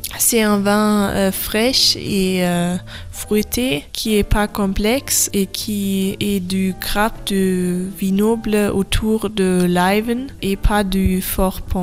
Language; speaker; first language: French; non-native, learner; German